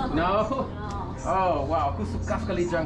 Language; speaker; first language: Indonesian; non-native, learner; English